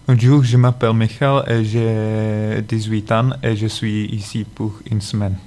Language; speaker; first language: French; non-native, learner; Czech